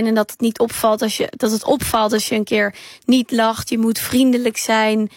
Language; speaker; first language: Dutch; native; Dutch